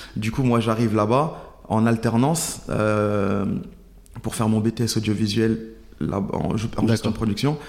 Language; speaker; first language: French; native; French